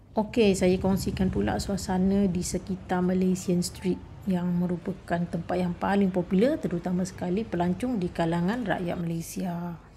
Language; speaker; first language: Malay; native; Malay